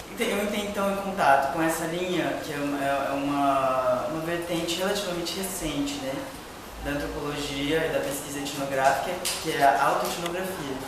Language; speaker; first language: Portuguese; native; Portuguese